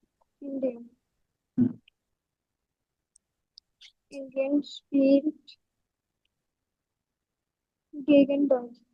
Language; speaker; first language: German; non-native, learner; Hindi